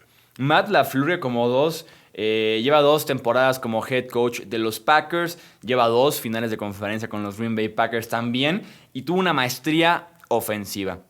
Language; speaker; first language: Spanish; native; Spanish